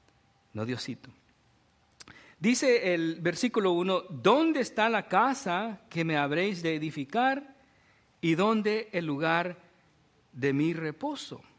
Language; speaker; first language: Spanish; native; Spanish